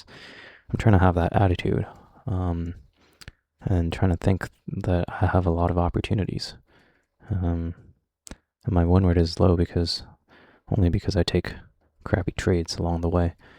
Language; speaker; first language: English; native; English